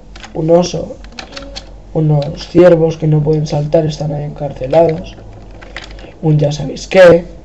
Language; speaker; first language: Spanish; native; Spanish